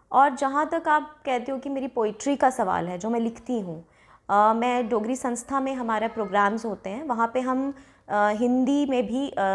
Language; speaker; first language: Hindi; non-native, local second language; Dogri